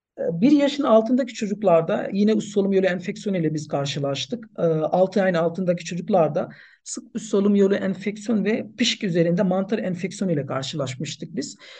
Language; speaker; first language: Turkish; non-native, fluent; Nepali